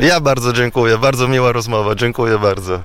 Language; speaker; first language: Polish; non-native, fluent; Italian